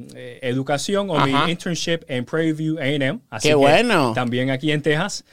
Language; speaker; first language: Spanish; early bilingual, heritage; Spanish